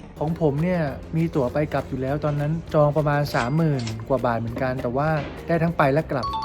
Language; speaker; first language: Thai; native; Thai